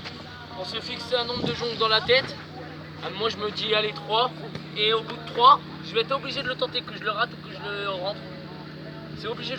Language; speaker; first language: French; native; French